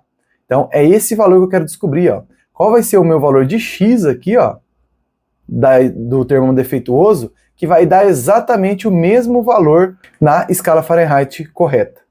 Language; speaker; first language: Portuguese; native; Portuguese